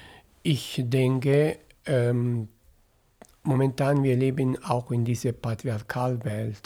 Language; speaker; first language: German; non-native, fluent; Italian